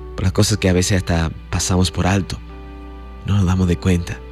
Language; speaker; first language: Spanish; early bilingual, heritage; Spanish